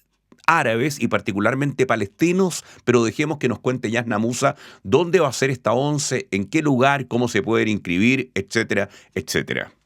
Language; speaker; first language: Spanish; native; Spanish